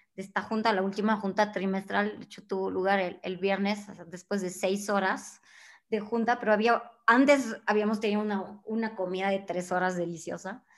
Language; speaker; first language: Spanish; non-native, fluent; French